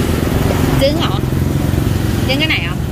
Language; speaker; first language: Vietnamese; early bilingual, heritage; Vietnamese